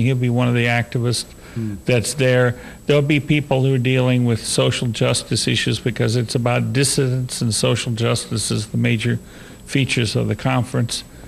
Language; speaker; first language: English; native; English